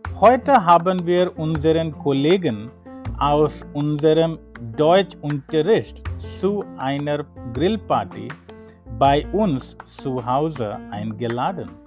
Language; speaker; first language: German; non-native, learner; Hindi